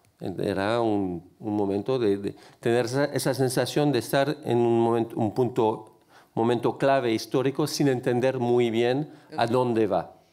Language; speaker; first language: Spanish; non-native, fluent; French